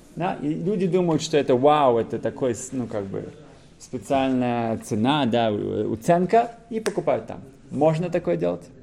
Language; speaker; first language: Russian; early bilingual, heritage; Russian